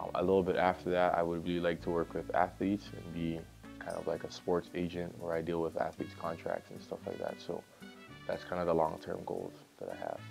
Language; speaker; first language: English; native; English